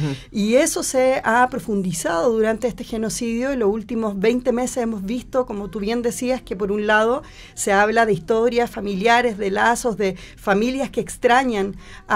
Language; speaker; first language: Spanish; native; Spanish